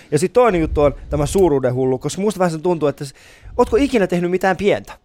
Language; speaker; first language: Finnish; early bilingual, other home language; Persian